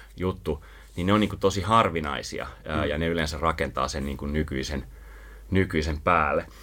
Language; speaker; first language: Finnish; native; Finnish